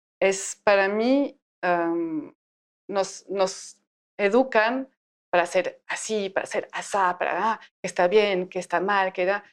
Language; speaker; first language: Spanish; non-native, fluent; French